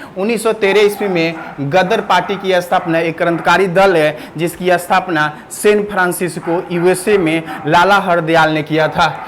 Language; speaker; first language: Hindi; native; Hindi